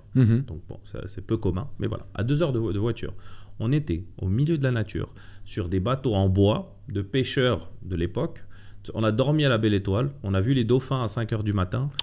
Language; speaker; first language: French; non-native, local second language; Arabic